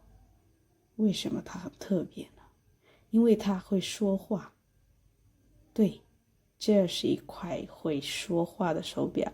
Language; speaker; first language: Chinese; non-native, fluent; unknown